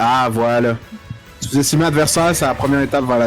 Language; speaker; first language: French; native; French